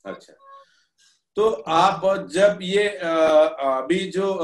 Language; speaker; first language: Hindi; non-native, local second language; Marathi